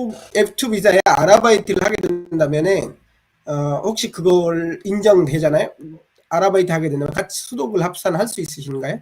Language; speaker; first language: Korean; non-native, fluent; Bangla